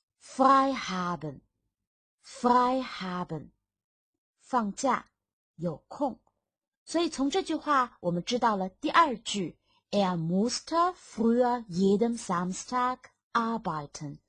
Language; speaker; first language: German; non-native, fluent; Chinese